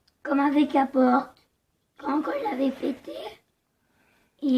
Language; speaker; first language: French; native; French